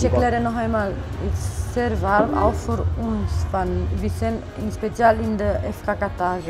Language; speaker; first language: German; non-native, learner; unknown